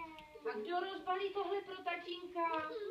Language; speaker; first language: Czech; native; Czech